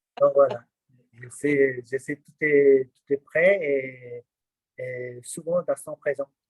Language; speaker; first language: French; non-native, fluent; Nepali